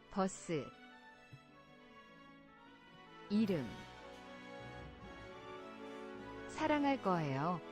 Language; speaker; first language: Korean; non-native, learner; English